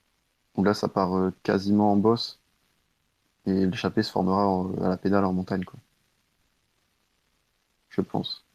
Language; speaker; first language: French; native; French